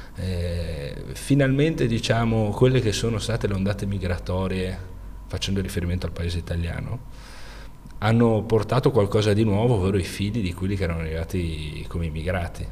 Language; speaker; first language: Italian; native; Italian